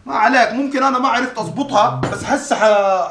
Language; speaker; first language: Arabic; native; Arabic